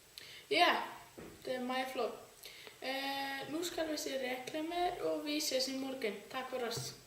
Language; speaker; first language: Danish; non-native, learner; Icelandic